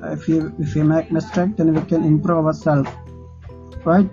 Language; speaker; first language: English; non-native, local second language; Urdu